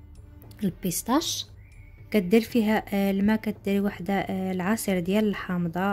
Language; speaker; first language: Arabic; native; Arabic